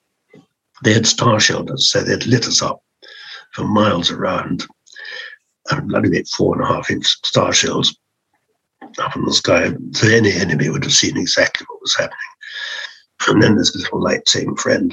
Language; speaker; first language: English; native; English